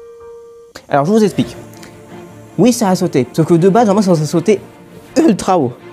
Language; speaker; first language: French; native; French